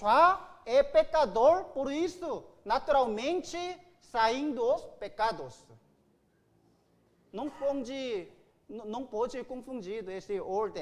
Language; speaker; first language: Portuguese; non-native, learner; Korean